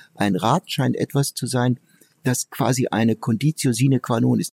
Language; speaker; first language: German; early bilingual, other home language; Turkish